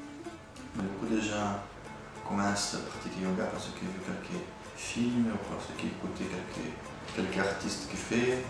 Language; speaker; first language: French; non-native, fluent; Portuguese